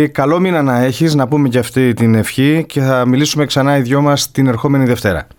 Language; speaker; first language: Greek; native; Greek